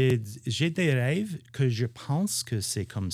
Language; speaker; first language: French; non-native, learner; English